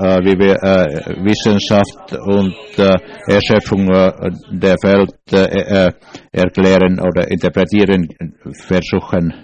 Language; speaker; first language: German; non-native, learner; English